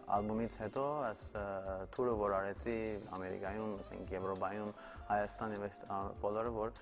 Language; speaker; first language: Armenian; early bilingual, heritage; Armenian